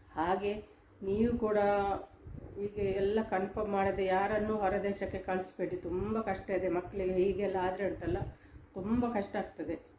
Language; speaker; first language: Kannada; non-native, local second language; Tulu